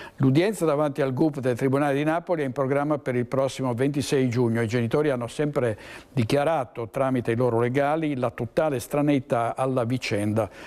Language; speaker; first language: Italian; native; Italian